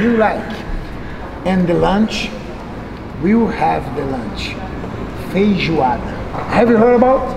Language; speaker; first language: English; non-native, learner; Portuguese